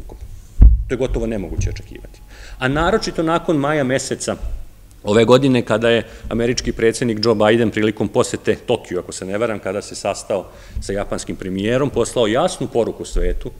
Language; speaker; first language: Serbian; native; Serbian